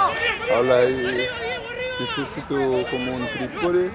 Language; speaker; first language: Spanish; non-native, learner; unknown